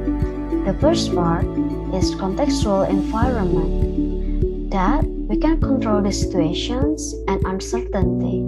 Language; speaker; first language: English; non-native, learner; Indonesian